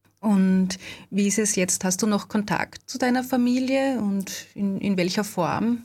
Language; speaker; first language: German; native; German